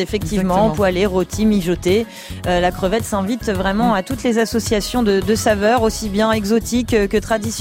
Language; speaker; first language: French; native; French